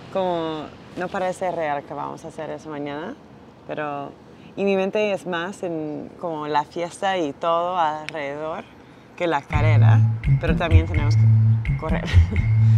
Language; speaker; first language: Spanish; non-native, learner; English